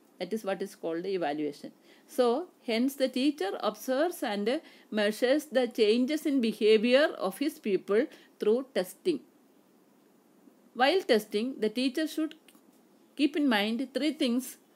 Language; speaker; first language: English; non-native, local second language; Malayalam